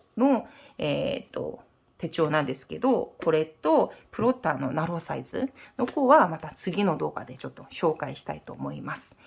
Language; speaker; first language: Japanese; non-native, fluent; Korean